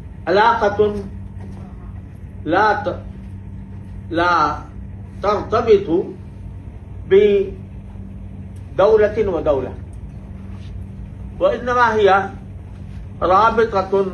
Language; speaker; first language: Arabic; non-native, fluent; Urdu